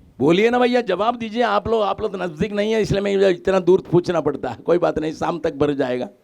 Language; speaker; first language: Hindi; non-native, local second language; Tamil